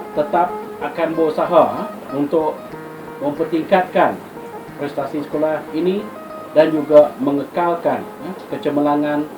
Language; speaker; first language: Malay; non-native, local second language; Iban